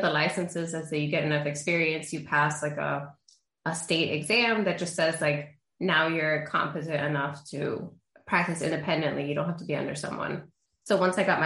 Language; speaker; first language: English; early bilingual, other home language; Spanish